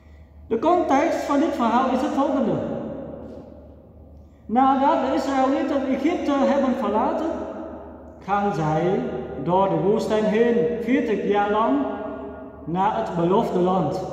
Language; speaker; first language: Dutch; non-native, fluent; Vietnamese